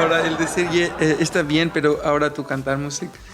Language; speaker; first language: Spanish; non-native, learner; Urdu